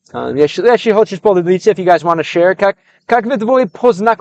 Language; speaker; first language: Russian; non-native, learner; English